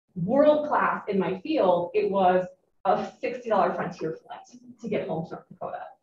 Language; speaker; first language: English; native; English